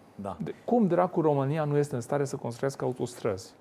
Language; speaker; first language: Romanian; non-native, local second language; Hungarian